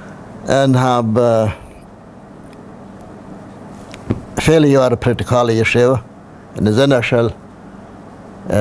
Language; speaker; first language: German; non-native, local second language; Plautdietsch